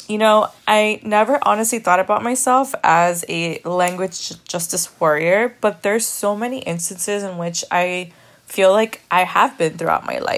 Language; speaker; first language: English; early bilingual, other home language; Spanish